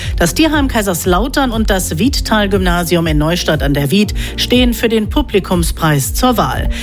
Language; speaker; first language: German; native; German